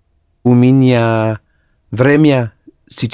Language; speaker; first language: Russian; non-native, learner; English